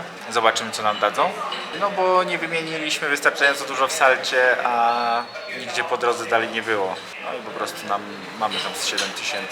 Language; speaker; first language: Polish; native; Polish